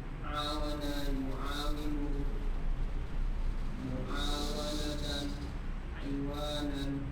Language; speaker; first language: Arabic; non-native, learner; Indonesian